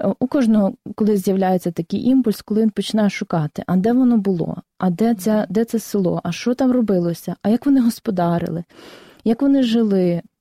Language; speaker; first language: Ukrainian; native; Ukrainian